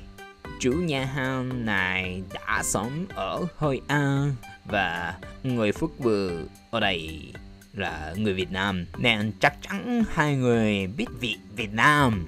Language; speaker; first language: Vietnamese; non-native, learner; Japanese